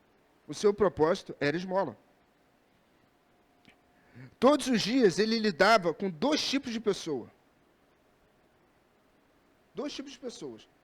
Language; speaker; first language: Portuguese; native; Portuguese